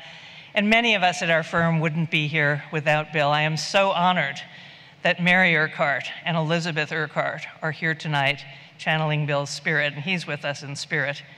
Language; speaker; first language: English; native; English